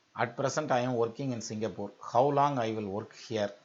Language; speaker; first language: English; non-native, local second language; Tamil